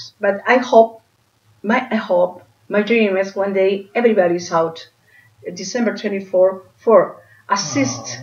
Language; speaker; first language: English; non-native, learner; Spanish